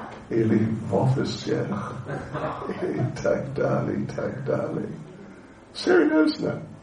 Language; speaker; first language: Russian; non-native, learner; English